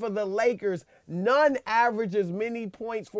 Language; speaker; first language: English; native; English